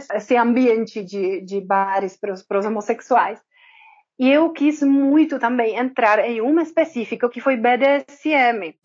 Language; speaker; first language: Portuguese; non-native, fluent; Czech